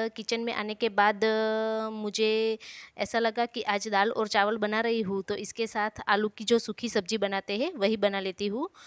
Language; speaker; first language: Hindi; non-native, local second language; Gujarati